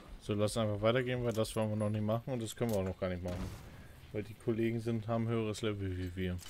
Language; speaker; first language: German; native; German